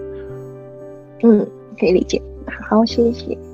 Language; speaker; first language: Chinese; non-native, fluent; Vietnamese